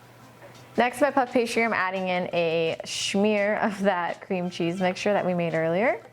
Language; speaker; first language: English; native; English